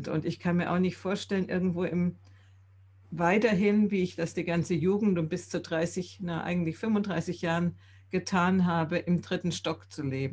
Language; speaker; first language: German; native; German